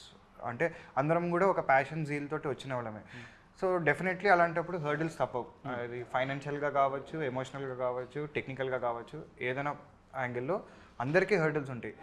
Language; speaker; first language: Telugu; native; Telugu